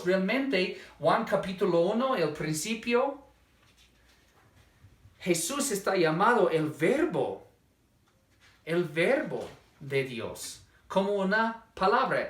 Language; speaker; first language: Spanish; non-native, fluent; English